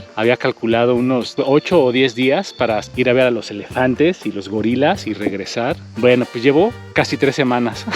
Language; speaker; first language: Spanish; native; Spanish